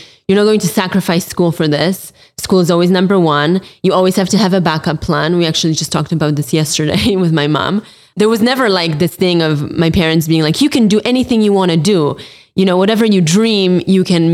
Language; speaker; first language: English; early bilingual, other home language; Polish